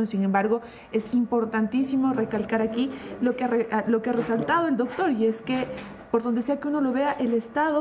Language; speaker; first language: Spanish; native; Spanish